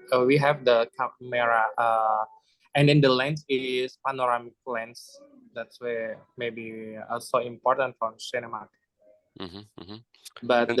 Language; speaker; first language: English; non-native, learner; Indonesian